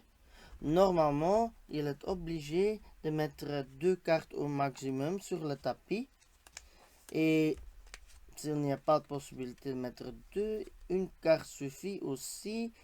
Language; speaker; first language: French; non-native, local second language; Dutch